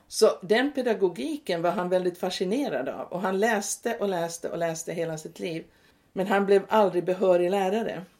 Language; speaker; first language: Swedish; native; Swedish